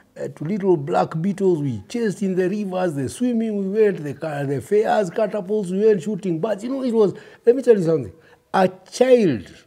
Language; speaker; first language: English; early bilingual, other home language; Kikuyu